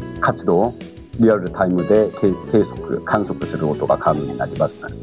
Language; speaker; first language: Japanese; non-native, fluent; Korean